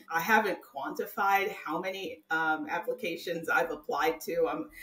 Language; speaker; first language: English; native; English